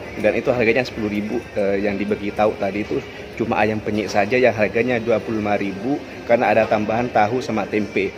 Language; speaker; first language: Indonesian; non-native, local second language; Madurese